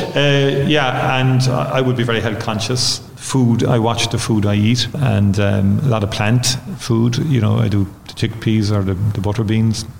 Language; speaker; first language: English; native; English